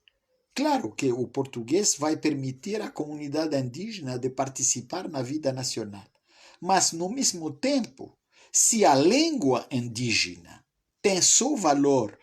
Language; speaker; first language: Portuguese; non-native, fluent; French